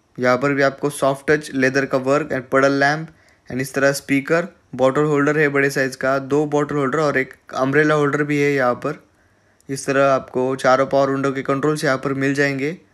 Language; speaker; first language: Hindi; native; Hindi